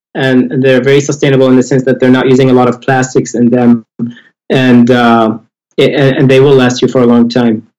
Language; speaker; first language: English; non-native, fluent; Arabic